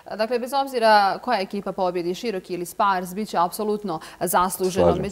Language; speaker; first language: Croatian; native; Croatian